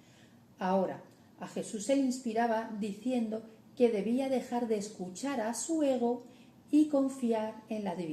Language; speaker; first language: Spanish; native; Spanish